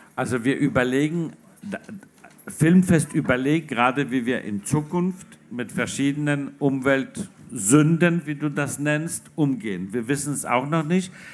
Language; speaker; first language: German; non-native, fluent; Polish